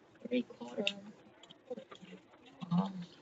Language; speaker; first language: English; non-native, learner; Korean